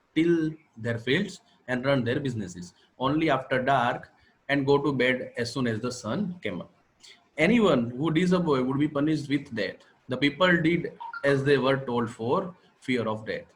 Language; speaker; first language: English; non-native, local second language; Gujarati